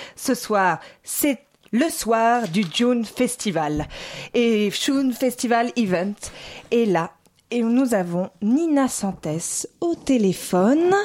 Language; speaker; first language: French; native; French